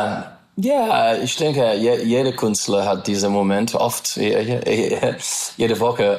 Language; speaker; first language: German; non-native, learner; English